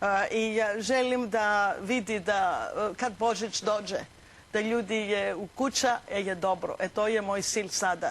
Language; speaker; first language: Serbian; non-native, learner; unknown